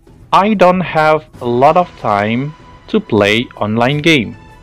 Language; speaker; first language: English; non-native, fluent; Indonesian